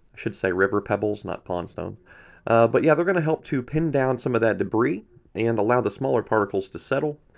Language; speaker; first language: English; native; English